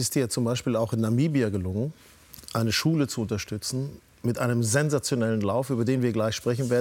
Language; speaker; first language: German; native; German